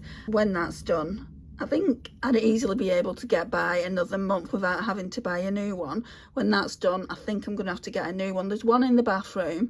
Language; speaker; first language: English; native; English